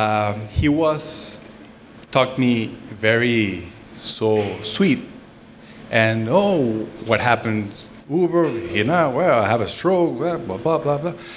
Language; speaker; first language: English; non-native, fluent; Spanish